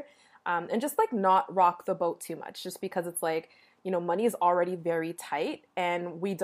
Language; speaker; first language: English; native; English